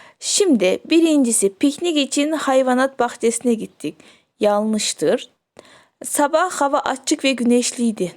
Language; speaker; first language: Turkish; non-native, fluent; Kyrgyz